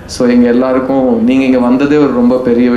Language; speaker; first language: Tamil; native; Tamil